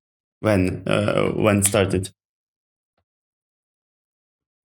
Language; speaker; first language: English; non-native, learner; Ukrainian